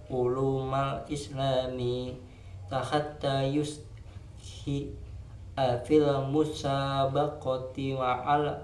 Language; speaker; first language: Arabic; non-native, learner; Indonesian